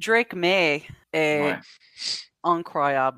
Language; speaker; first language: French; non-native, learner; English